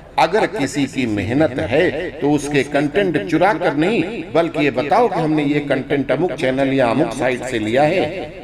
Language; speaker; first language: Hindi; native; Hindi